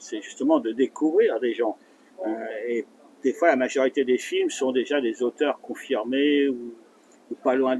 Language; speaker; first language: French; native; French